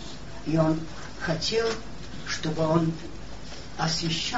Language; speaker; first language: Polish; non-native, learner; Russian